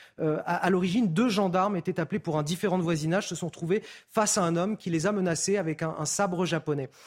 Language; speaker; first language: French; native; French